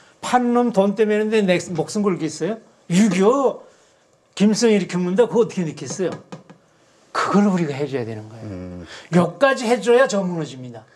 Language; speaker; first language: Korean; native; Korean